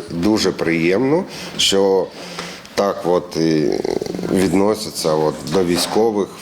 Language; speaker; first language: Ukrainian; non-native, local second language; Russian